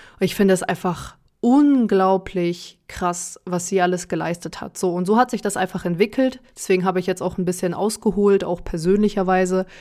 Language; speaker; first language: German; early bilingual, other home language; Russian